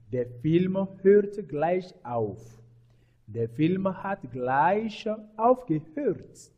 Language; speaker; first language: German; non-native, learner; French